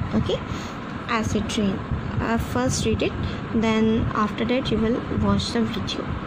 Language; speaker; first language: English; non-native, local second language; Urdu